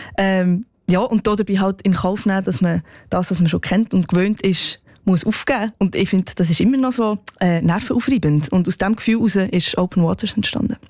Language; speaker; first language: German; native; German